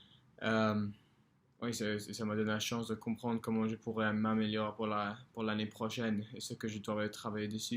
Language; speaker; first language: French; non-native, fluent; English